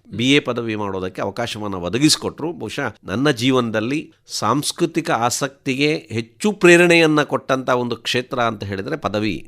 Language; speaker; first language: Kannada; non-native, local second language; Tulu